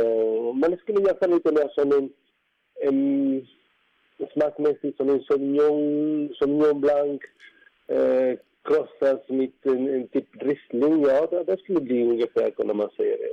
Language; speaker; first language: Swedish; non-native, fluent; Spanish